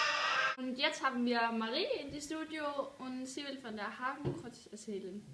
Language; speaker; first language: German; non-native, learner; Danish